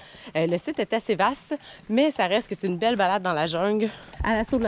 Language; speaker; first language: French; native; French